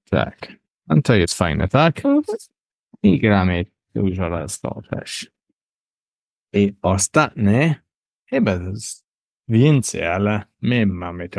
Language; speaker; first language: Polish; non-native, learner; English